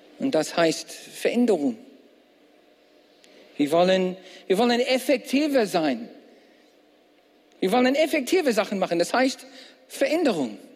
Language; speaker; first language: German; non-native, fluent; English